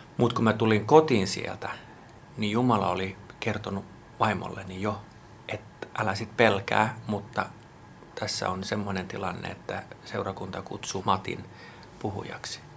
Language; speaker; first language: Finnish; non-native, local second language; Swedish